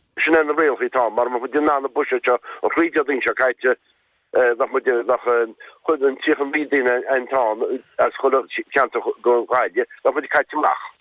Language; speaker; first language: Irish; native; Irish